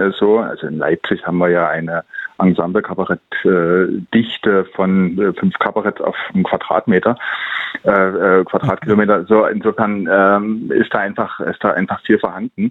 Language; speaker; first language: German; native; German